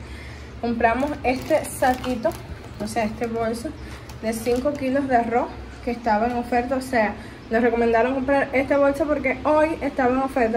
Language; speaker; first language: Spanish; native; Spanish